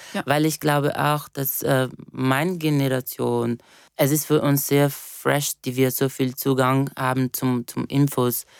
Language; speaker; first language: German; non-native, fluent; Portuguese